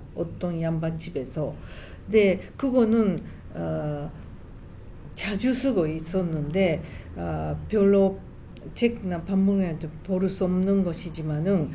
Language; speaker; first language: Korean; non-native, fluent; Japanese